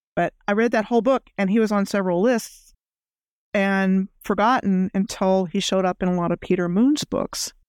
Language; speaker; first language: English; native; English